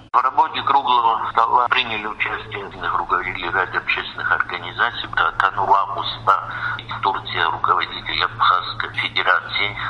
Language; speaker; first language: Russian; non-native, local second language; Abkhazian